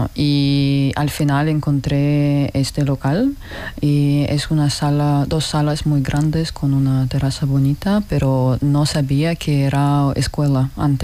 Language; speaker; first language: Spanish; non-native, fluent; Russian